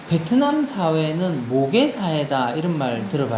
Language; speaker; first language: Korean; non-native, local second language; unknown